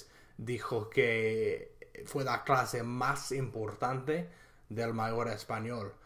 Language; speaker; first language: Spanish; non-native, fluent; English